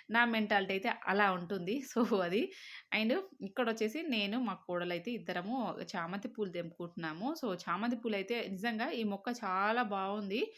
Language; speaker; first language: Telugu; native; Telugu